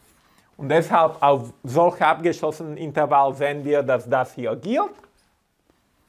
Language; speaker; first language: German; non-native, fluent; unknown